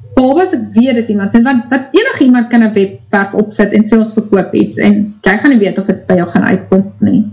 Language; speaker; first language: Afrikaans; native; Afrikaans